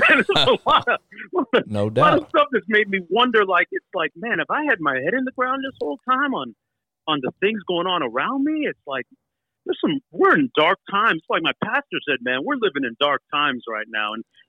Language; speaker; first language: English; native; English